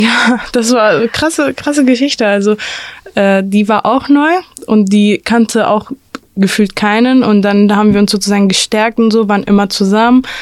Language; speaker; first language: German; early bilingual, other home language; Arabic